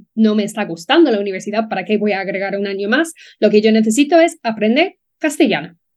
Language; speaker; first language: Spanish; non-native, fluent; English